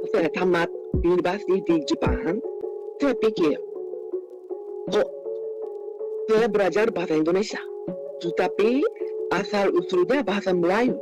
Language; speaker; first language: Indonesian; non-native, fluent; Japanese